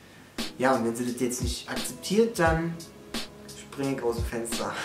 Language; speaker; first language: German; native; German